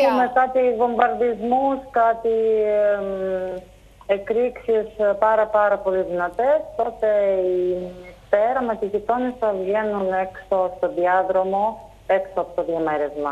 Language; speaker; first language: Greek; non-native, fluent; Russian